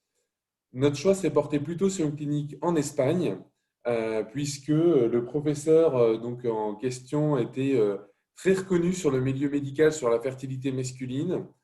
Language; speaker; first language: French; native; French